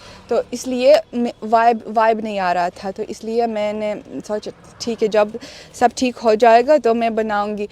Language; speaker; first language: Hindi; non-native, fluent; Russian